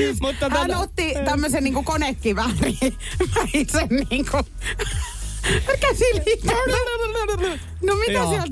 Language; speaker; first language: Finnish; native; Finnish